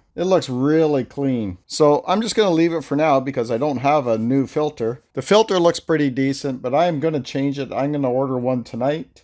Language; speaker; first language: English; native; English